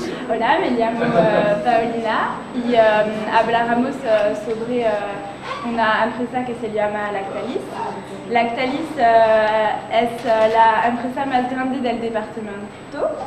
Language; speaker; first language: Spanish; non-native, learner; French